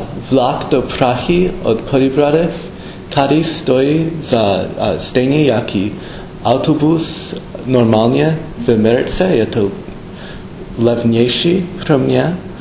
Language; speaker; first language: Czech; non-native, learner; English